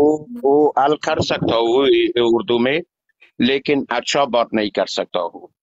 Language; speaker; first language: Hindi; non-native, learner; Persian